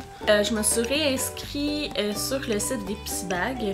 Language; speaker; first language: French; native; French